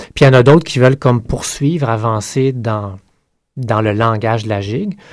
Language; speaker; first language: French; native; French